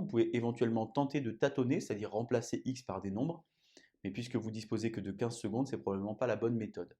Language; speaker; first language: French; native; French